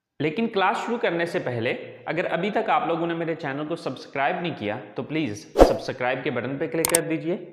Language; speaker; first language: Urdu; native; Urdu